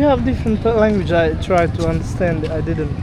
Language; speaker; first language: English; non-native, learner; German